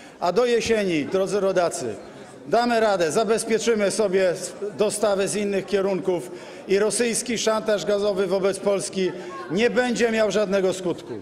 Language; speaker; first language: Polish; native; Polish